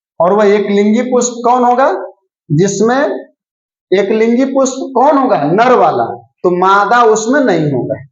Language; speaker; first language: Hindi; native; Hindi